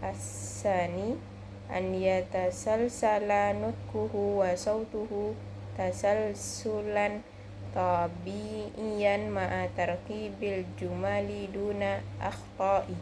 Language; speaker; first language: Arabic; non-native, learner; Indonesian